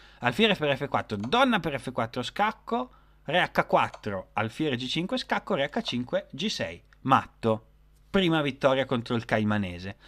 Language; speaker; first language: Italian; native; Italian